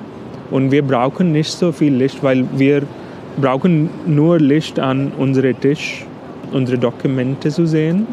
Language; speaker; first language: German; non-native, fluent; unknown